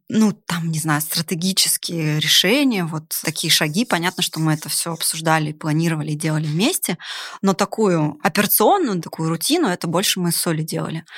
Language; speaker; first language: Russian; native; Russian